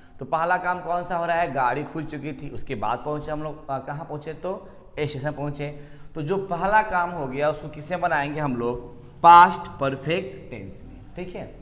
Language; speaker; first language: Hindi; native; Hindi